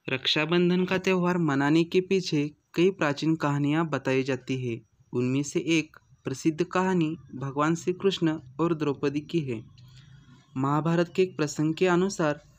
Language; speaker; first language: Hindi; non-native, local second language; Marathi